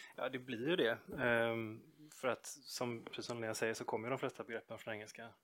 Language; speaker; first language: Swedish; native; Swedish